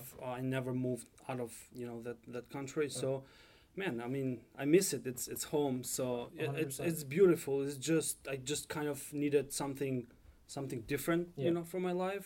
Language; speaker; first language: English; non-native, fluent; Albanian